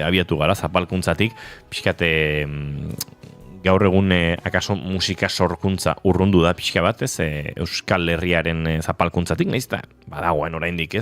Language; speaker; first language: Basque; native; Basque